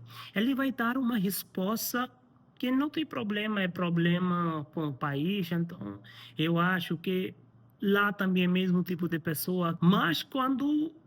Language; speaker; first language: Portuguese; non-native, learner; Hindi